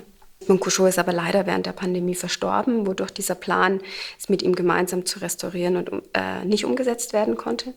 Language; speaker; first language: German; native; German